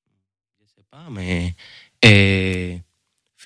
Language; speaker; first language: French; non-native, learner; Spanish